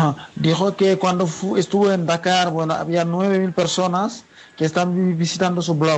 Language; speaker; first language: Spanish; non-native, fluent; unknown